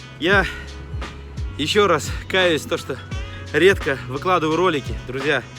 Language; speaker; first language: Russian; native; Russian